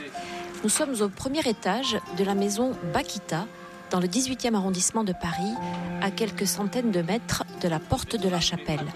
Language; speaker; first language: French; native; French